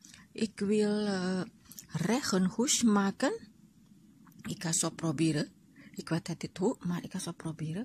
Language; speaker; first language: Dutch; non-native, learner; Indonesian